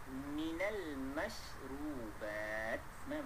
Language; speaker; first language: Arabic; non-native, fluent; Malay